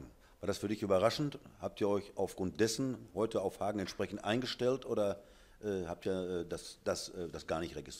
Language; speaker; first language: German; native; German